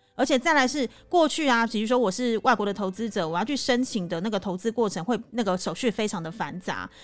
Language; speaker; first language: Chinese; native; Chinese